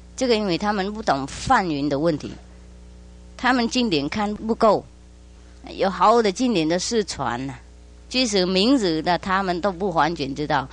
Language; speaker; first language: Chinese; non-native, fluent; Vietnamese